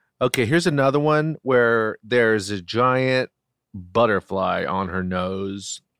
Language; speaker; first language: English; native; English